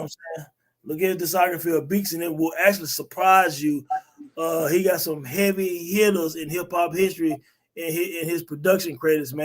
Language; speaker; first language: English; native; English